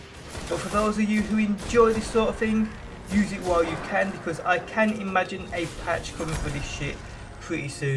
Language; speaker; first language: English; native; English